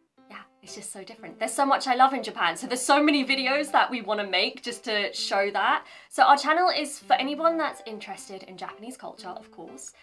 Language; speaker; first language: English; native; English